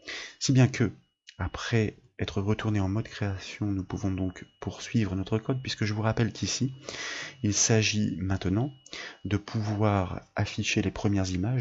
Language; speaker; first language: French; native; French